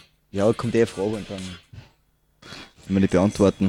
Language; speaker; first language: German; native; German